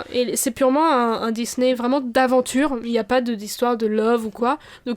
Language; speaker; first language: French; native; French